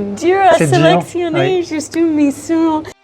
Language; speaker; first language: French; non-native, fluent; English